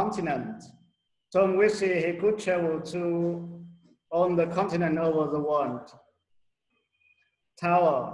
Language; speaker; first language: English; non-native, learner; Vietnamese